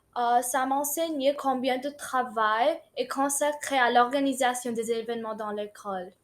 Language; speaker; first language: French; non-native, local second language; Urdu